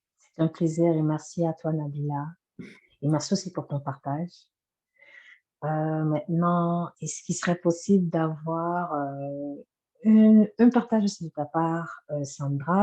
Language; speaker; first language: French; native; French